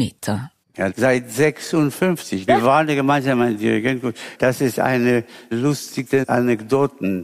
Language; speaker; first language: German; non-native, fluent; Spanish